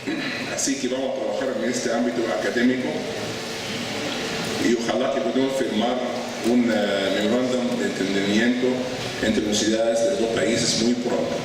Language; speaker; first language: Spanish; non-native, fluent; Arabic